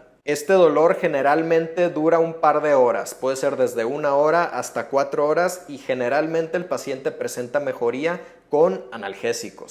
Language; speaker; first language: Spanish; native; Spanish